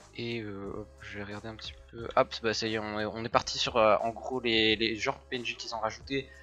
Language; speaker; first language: French; native; French